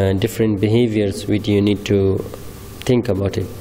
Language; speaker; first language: English; non-native, fluent; Persian